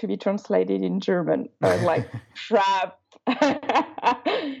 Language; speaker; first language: English; non-native, fluent; Swiss German